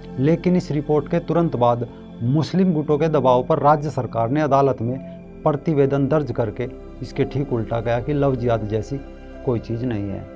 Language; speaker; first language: Hindi; native; Hindi